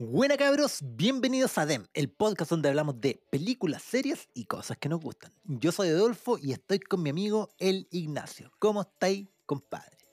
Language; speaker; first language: Spanish; native; Spanish